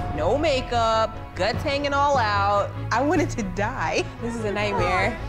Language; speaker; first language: English; native; English